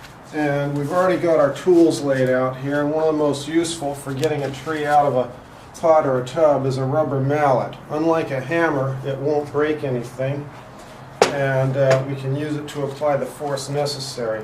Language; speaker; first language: English; native; English